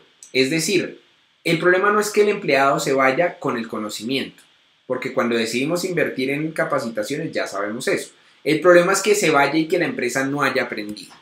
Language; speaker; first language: Spanish; native; Spanish